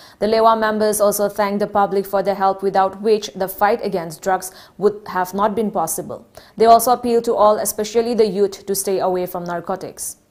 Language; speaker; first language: English; non-native, local second language; Manipuri